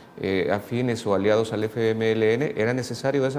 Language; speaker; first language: Spanish; native; Spanish